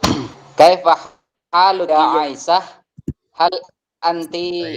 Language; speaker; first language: Arabic; non-native, learner; Indonesian